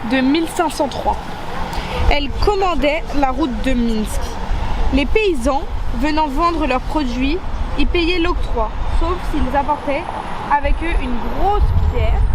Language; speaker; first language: French; native; French